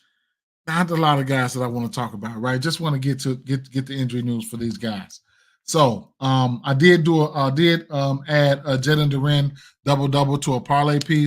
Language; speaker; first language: English; native; English